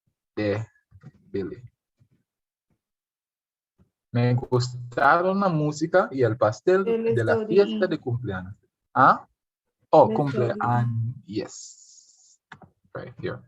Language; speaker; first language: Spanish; non-native, fluent; English